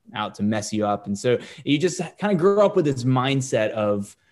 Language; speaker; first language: English; native; English